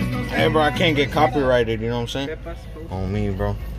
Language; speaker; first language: English; early bilingual, other home language; Spanish